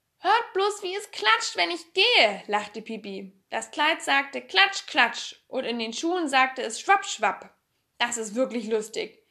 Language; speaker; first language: German; native; German